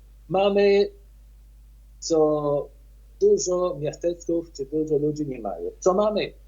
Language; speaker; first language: Polish; early bilingual, heritage; Polish